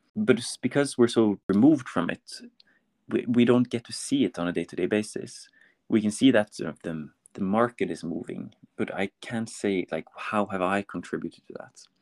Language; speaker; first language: English; non-native, fluent; Norwegian